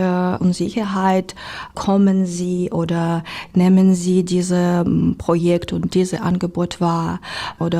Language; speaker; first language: German; non-native, learner; Ukrainian